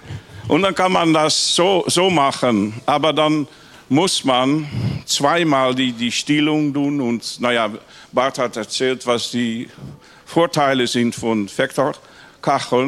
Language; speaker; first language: German; non-native, learner; Dutch